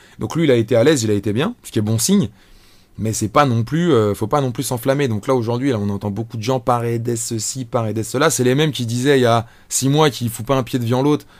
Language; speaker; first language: French; native; French